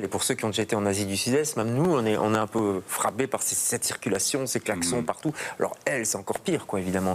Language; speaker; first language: French; native; French